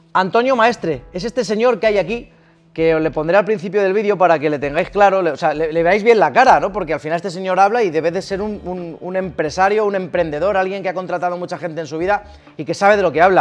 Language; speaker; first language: Spanish; native; Spanish